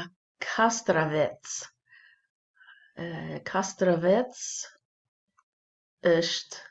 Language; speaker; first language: Albanian; non-native, learner; English